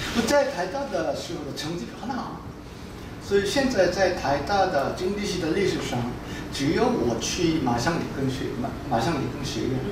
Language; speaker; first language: Chinese; non-native, fluent; Korean